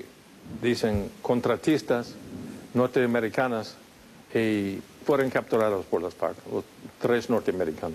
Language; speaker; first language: Spanish; non-native, fluent; English